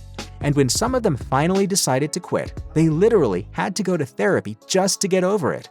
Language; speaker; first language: English; native; English